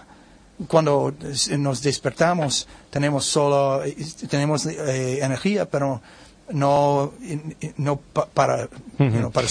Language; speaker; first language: Spanish; non-native, learner; English